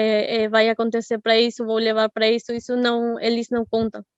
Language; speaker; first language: Portuguese; non-native, fluent; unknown